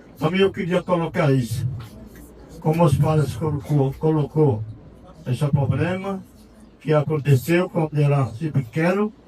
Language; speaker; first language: Portuguese; non-native, local second language; Yanomámi